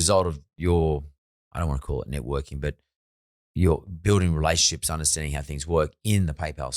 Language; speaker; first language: English; native; English